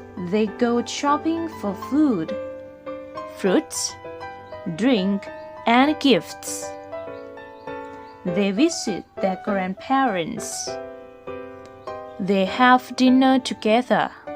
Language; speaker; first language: English; non-native, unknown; Thai